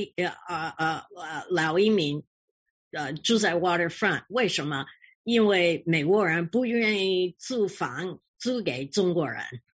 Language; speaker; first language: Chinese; early bilingual, heritage; English